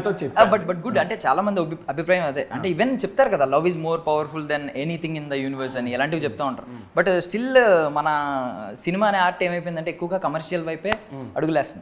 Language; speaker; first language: Telugu; native; Telugu